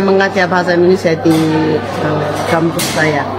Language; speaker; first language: Indonesian; non-native, fluent; Chinese